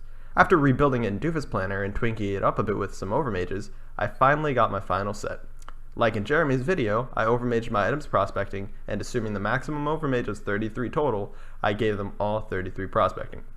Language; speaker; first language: English; native; English